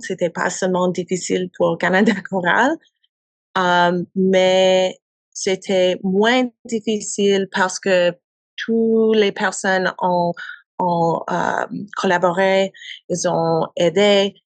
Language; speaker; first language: French; non-native, learner; English